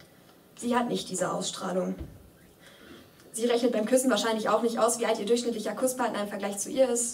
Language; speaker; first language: German; native; German